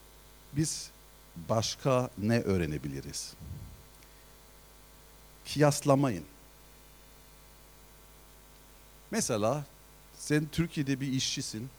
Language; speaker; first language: Turkish; non-native, fluent; German